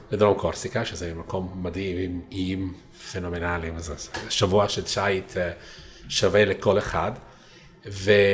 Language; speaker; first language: Hebrew; non-native, fluent; Italian